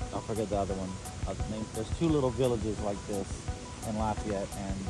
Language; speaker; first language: English; native; English